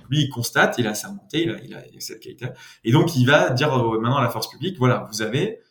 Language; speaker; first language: French; native; French